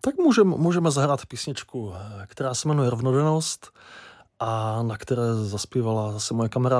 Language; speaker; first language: Czech; native; Czech